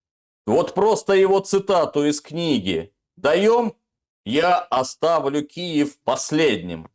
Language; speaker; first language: Russian; native; Russian